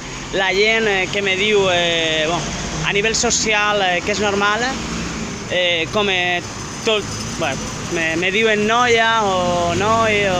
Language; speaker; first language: Catalan; non-native, fluent; French